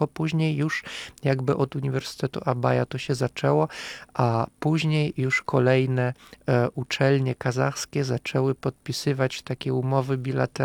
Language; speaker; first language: Polish; non-native, fluent; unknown